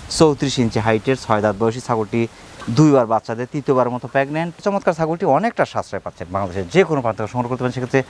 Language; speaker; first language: Bangla; native; Bangla